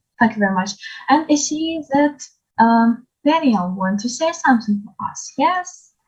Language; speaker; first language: English; non-native, learner; Ukrainian